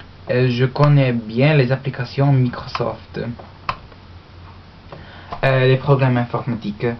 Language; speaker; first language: French; non-native, learner; English